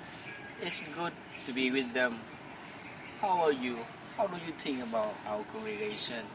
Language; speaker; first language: English; non-native, fluent; Vietnamese